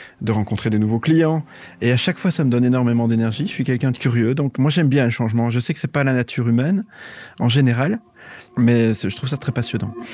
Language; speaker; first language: French; native; French